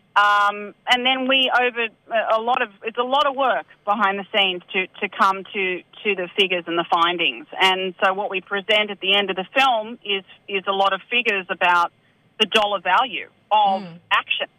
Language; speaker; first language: English; native; English